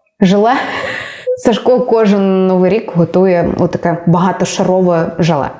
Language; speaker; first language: Ukrainian; native; Ukrainian